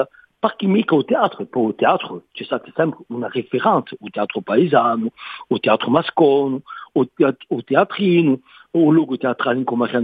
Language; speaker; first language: French; native; French